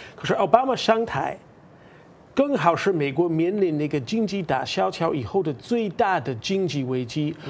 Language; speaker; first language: Chinese; non-native, fluent; English